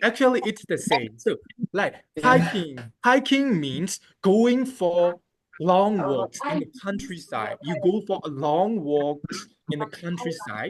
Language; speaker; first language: English; non-native, fluent; Burmese